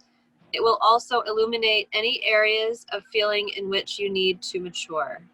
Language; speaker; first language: English; native; English